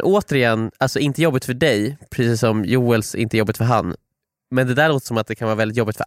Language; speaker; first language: Swedish; native; Swedish